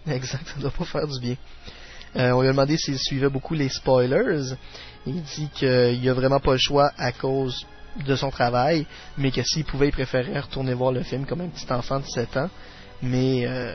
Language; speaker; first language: French; native; French